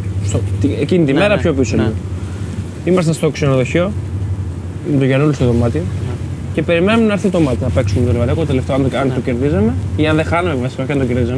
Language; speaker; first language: Greek; native; Greek